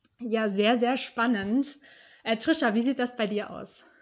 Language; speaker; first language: German; native; German